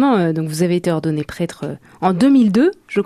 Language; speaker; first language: French; native; French